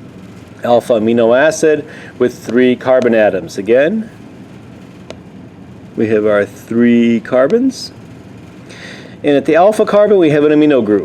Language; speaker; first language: English; native; English